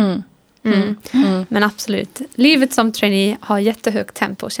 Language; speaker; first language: Swedish; non-native, fluent; German